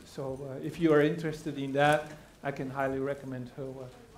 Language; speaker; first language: English; non-native, fluent; Dutch